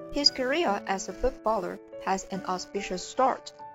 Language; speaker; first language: English; non-native, fluent; Chinese